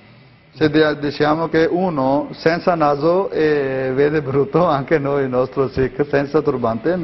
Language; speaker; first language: Italian; non-native, learner; Punjabi